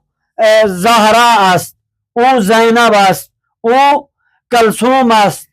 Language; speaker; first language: Persian; non-native, fluent; Urdu